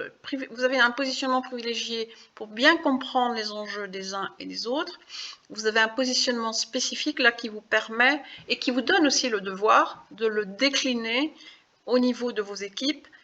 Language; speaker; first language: French; native; French